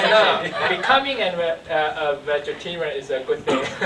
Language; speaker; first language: English; non-native, learner; Chinese